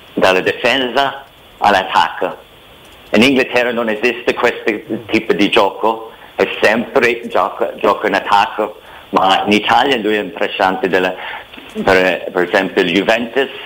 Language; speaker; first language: Italian; non-native, fluent; English